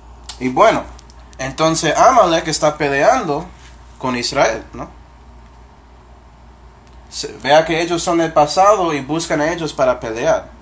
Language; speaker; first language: Spanish; non-native, fluent; English